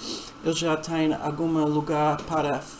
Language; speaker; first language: Portuguese; non-native, fluent; English